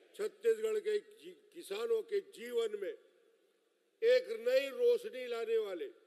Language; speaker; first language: Hindi; native; Hindi